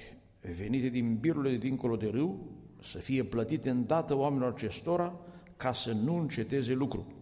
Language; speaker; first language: Romanian; native; Romanian